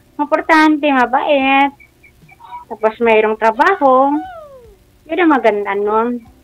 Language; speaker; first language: Filipino; non-native, local second language; Hiligaynon